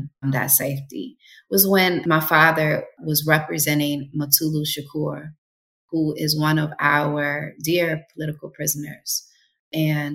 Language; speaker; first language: English; native; English